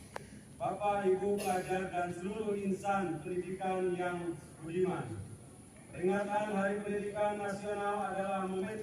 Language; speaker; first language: Indonesian; native; Indonesian